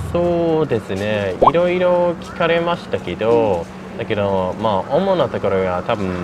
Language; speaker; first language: Japanese; non-native, fluent; English